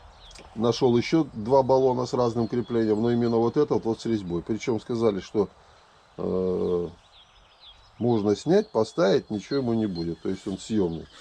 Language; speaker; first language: Russian; native; Russian